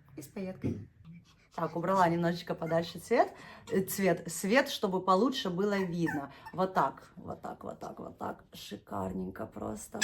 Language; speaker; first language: Russian; native; Russian